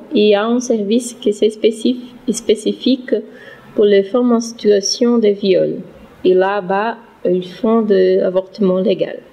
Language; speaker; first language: French; non-native, learner; Portuguese